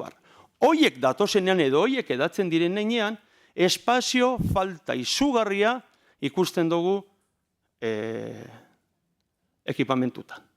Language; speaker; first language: Basque; native; Basque